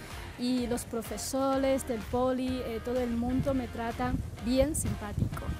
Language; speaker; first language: Spanish; non-native, fluent; Chinese